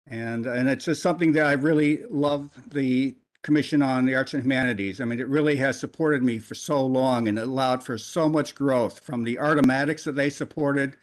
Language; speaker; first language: English; native; English